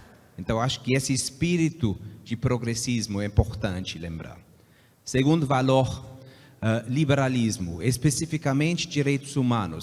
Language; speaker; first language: Portuguese; non-native, fluent; English